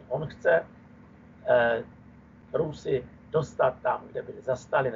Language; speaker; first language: Czech; non-native, fluent; Russian